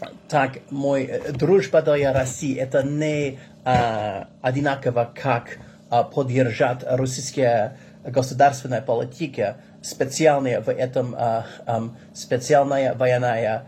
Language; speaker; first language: Russian; non-native, learner; English